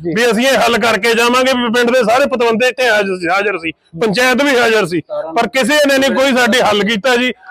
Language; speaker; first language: Punjabi; native; Punjabi